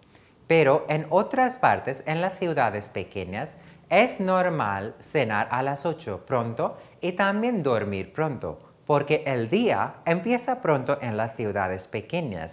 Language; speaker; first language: Spanish; non-native, fluent; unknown